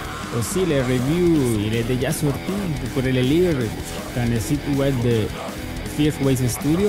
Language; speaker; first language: French; non-native, fluent; Spanish